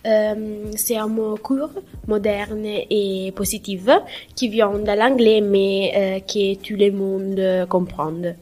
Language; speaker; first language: French; non-native, learner; Italian